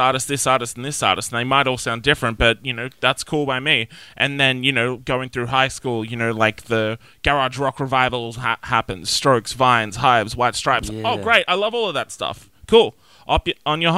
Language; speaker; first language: English; native; English